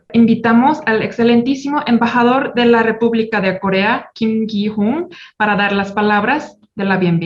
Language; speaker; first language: Spanish; non-native, learner; Korean